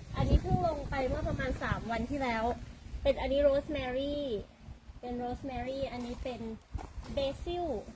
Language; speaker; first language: Thai; native; Thai